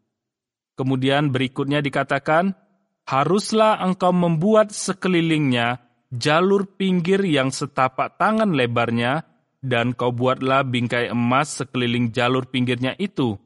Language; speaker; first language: Indonesian; native; Indonesian